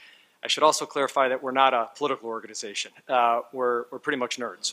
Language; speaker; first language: English; native; English